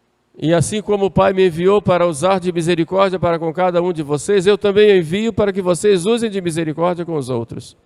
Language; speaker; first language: Portuguese; native; Portuguese